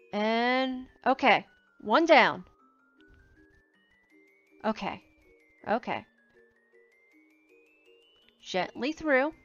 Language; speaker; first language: English; native; English